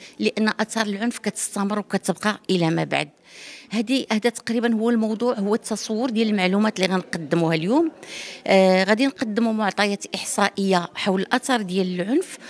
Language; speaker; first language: Arabic; native; Arabic